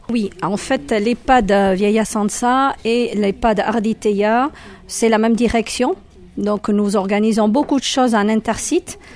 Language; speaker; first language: French; native; French